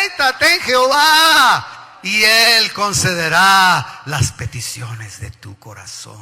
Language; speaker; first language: Spanish; native; Spanish